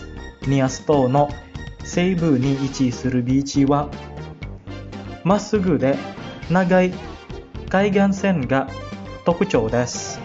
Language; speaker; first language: Japanese; non-native, fluent; Indonesian